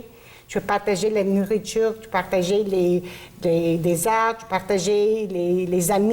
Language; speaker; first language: French; non-native, local second language; Greek